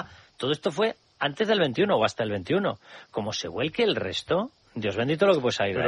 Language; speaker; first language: Spanish; native; Spanish